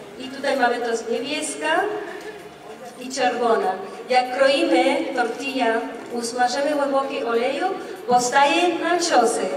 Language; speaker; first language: Polish; non-native, learner; Spanish